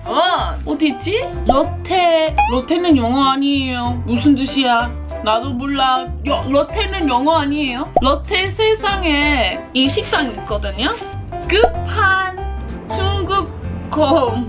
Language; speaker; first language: Korean; non-native, fluent; English